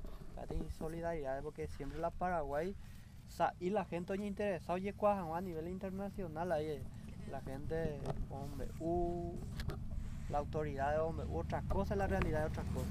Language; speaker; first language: Spanish; non-native, local second language; Guarani